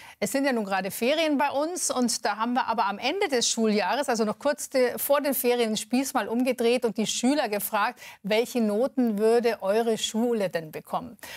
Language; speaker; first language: German; native; German